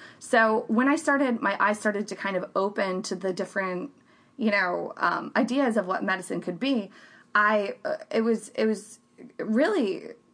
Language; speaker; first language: English; native; English